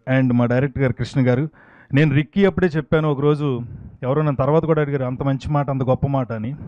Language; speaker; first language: Telugu; native; Telugu